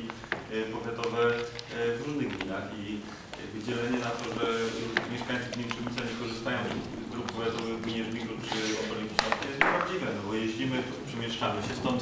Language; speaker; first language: Polish; native; Polish